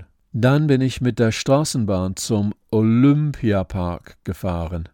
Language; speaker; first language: German; non-native, fluent; English